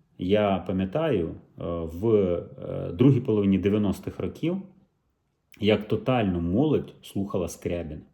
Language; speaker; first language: Ukrainian; native; Ukrainian